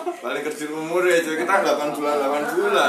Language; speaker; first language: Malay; non-native, local second language; Javanese